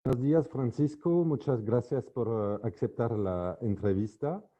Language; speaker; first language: Spanish; non-native, fluent; French